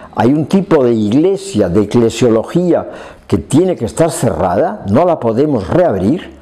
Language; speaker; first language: Spanish; native; Spanish